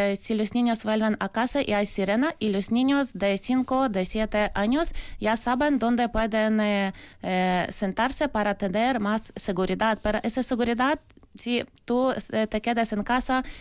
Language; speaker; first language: Spanish; non-native, learner; Ukrainian